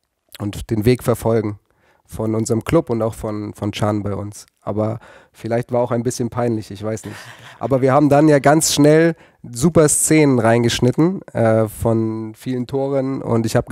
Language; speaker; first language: German; native; German